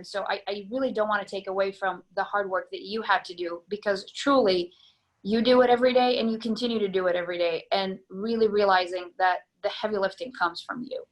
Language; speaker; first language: English; non-native, fluent; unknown